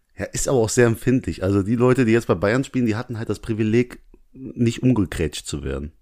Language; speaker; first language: German; early bilingual, other home language; Urdu